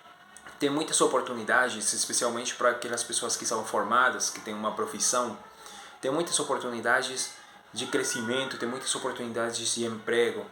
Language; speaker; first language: Portuguese; non-native, fluent; Spanish